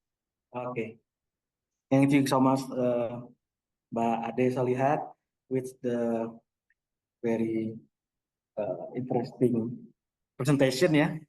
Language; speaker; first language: English; non-native, local second language; Indonesian